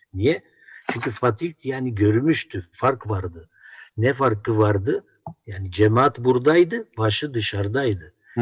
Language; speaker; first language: Turkish; non-native, local second language; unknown